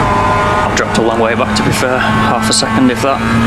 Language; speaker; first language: English; native; English